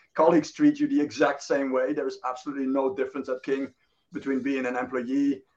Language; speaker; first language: English; non-native, fluent; Dutch